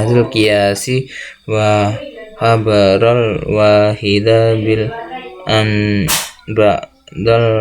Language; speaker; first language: Arabic; non-native, learner; Indonesian